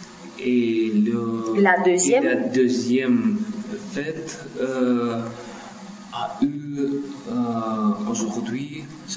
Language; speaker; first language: French; non-native, learner; Russian